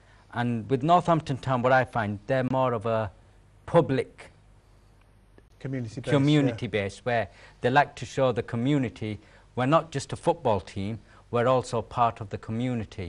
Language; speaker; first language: English; native; English